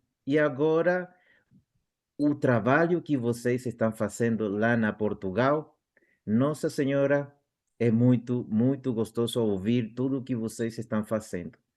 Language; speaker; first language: Portuguese; non-native, fluent; Spanish